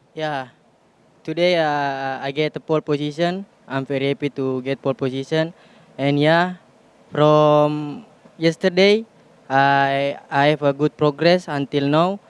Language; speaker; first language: English; non-native, learner; Indonesian